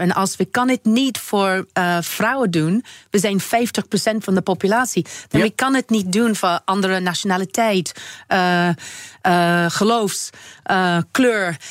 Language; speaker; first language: Dutch; non-native, learner; English